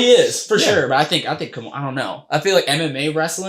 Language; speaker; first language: English; native; English